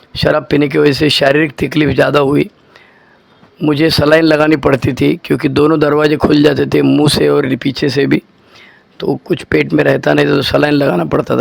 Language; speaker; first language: Hindi; non-native, local second language; Marathi